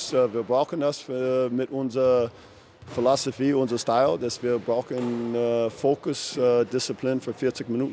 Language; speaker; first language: German; non-native, learner; English